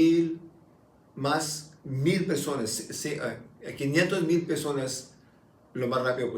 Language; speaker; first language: Spanish; early bilingual, heritage; Spanish